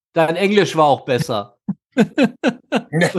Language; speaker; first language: German; native; German